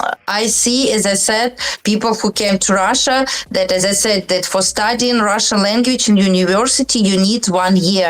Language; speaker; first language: English; non-native, learner; Russian